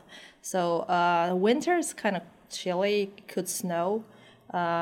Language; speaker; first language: English; non-native, fluent; Uzbek